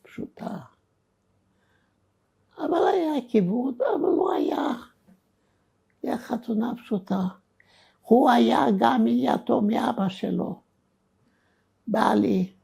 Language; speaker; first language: Hebrew; non-native, fluent; Romanian